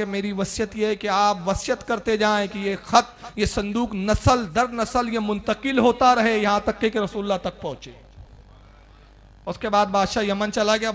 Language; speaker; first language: Urdu; native; Urdu